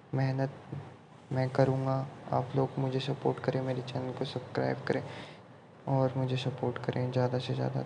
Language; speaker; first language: Hindi; native; Hindi